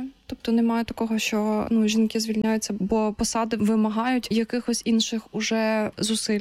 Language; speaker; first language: Ukrainian; native; Ukrainian